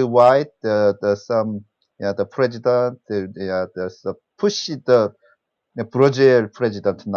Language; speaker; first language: English; non-native, learner; Korean